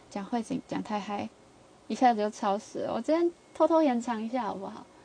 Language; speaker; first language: Chinese; native; Chinese